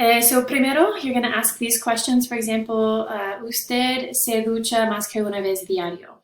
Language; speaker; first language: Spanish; non-native, fluent; English